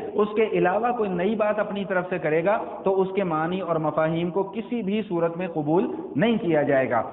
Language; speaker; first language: Urdu; non-native, local second language; Punjabi